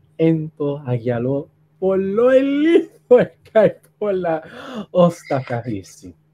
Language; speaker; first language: Greek; non-native, learner; Spanish